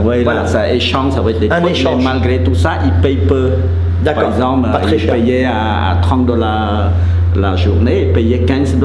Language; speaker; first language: French; non-native, fluent; Khmer